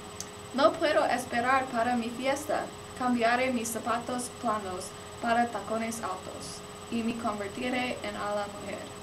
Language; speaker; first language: Spanish; non-native, learner; English